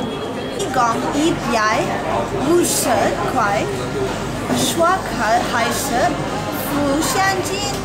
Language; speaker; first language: Chinese; non-native, learner; English